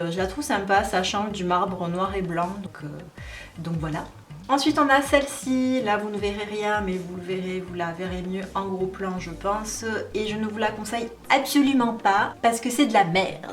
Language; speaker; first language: French; native; French